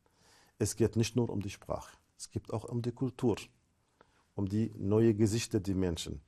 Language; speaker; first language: German; non-native, fluent; Arabic